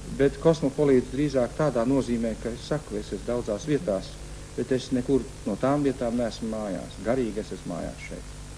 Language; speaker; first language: Latvian; early bilingual, heritage; Latvian